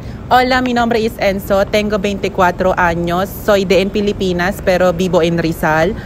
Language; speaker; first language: Spanish; non-native, learner; Filipino